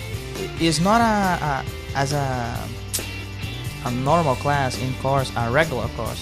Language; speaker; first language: English; non-native, fluent; Portuguese